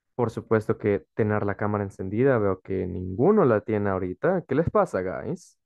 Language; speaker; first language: Spanish; native; Spanish